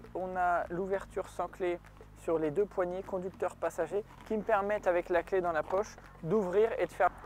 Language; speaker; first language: French; native; French